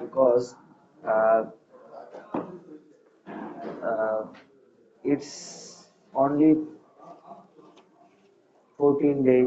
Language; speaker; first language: English; non-native, learner; Bangla